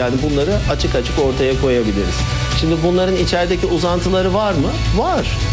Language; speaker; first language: Turkish; native; Turkish